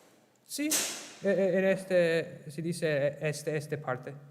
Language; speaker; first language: Spanish; non-native, learner; English